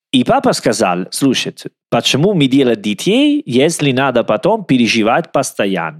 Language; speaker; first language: Russian; non-native, learner; Italian